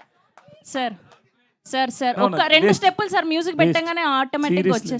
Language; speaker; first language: Telugu; native; Telugu